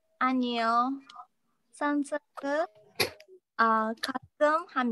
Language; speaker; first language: Korean; non-native, learner; Burmese